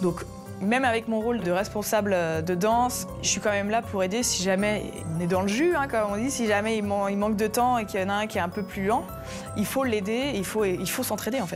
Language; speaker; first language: French; native; French